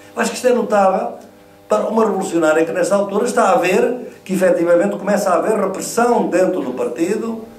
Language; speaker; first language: Portuguese; native; Portuguese